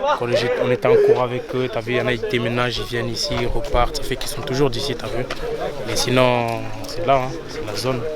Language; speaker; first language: French; early bilingual, other home language; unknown